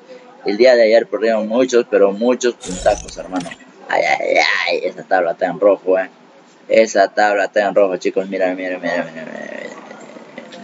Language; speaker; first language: Spanish; native; Spanish